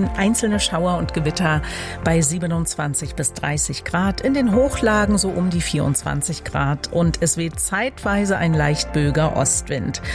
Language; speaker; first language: German; native; German